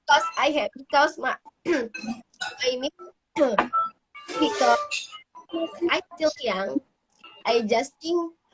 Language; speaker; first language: English; non-native, learner; Indonesian